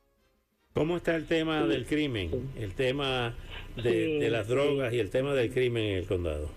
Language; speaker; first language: Spanish; native; Spanish